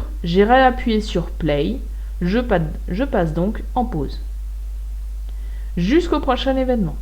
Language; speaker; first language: French; native; French